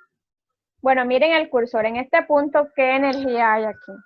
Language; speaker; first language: Spanish; native; Spanish